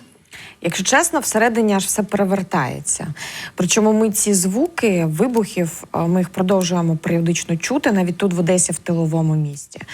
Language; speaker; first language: Ukrainian; native; Ukrainian